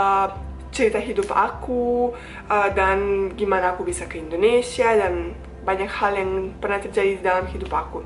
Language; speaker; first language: Indonesian; non-native, fluent; Bosnian